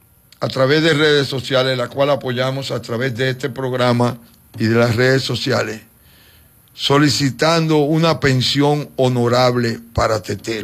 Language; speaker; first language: Spanish; native; Spanish